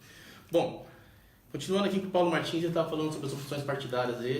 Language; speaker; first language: Portuguese; native; Portuguese